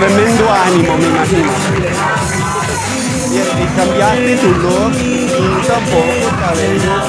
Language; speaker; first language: Spanish; non-native, fluent; English